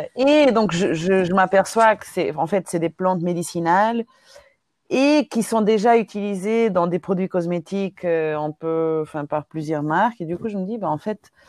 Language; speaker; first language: French; non-native, fluent; Portuguese